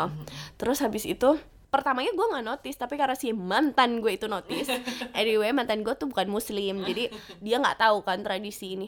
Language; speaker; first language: Indonesian; native; Indonesian